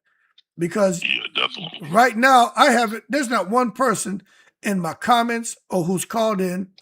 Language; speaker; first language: English; native; English